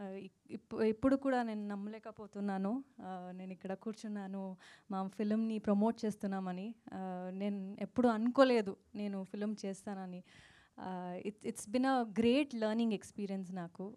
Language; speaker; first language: Telugu; non-native, local second language; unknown